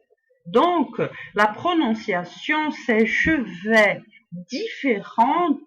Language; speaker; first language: French; non-native, fluent; Portuguese